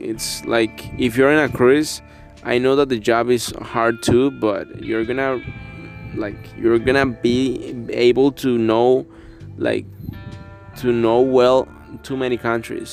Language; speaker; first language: English; non-native, learner; Spanish